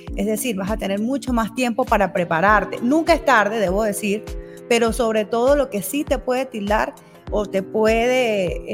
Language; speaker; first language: Spanish; native; Spanish